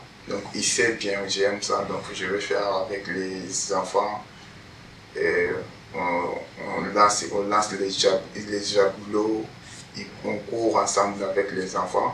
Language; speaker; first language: French; non-native, learner; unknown